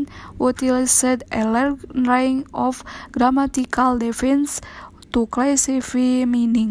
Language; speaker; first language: English; non-native, learner; Indonesian